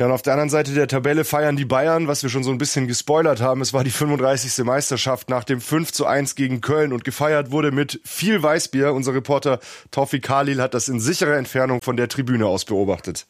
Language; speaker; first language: German; native; German